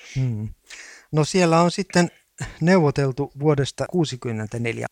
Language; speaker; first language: Finnish; native; Finnish